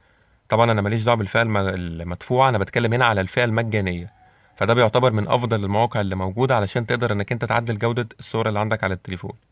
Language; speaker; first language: Arabic; native; Arabic